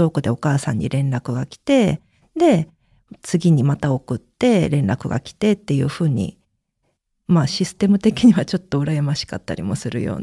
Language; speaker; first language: Japanese; early bilingual, other home language; Korean